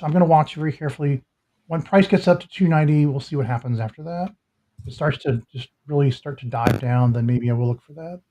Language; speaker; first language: English; native; English